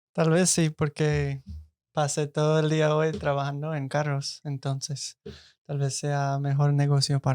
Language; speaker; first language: Spanish; non-native, learner; English